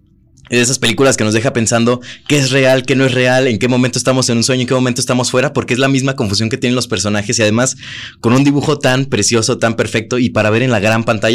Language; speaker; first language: Spanish; native; Spanish